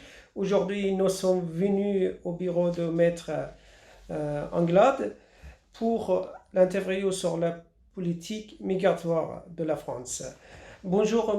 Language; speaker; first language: French; non-native, fluent; Persian